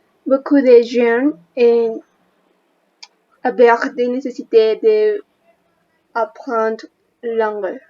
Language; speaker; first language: French; non-native, learner; Spanish